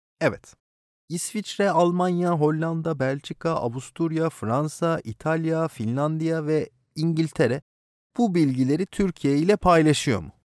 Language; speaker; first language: Turkish; native; Turkish